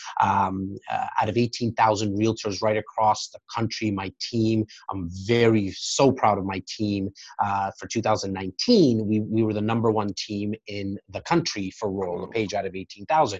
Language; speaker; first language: English; native; English